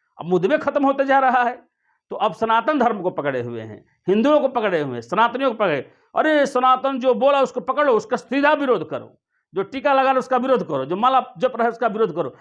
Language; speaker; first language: Hindi; native; Hindi